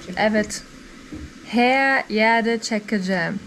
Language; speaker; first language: Turkish; non-native, learner; German